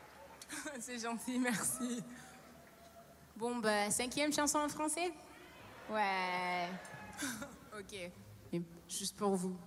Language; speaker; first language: French; non-native, fluent; English